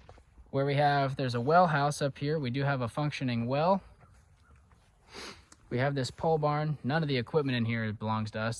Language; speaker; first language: English; native; English